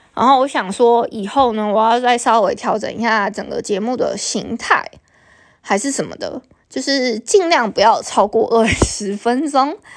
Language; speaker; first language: Chinese; non-native, local second language; Min Nan Chinese